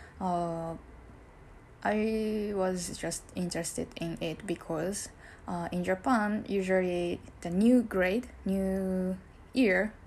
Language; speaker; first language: English; non-native, learner; Japanese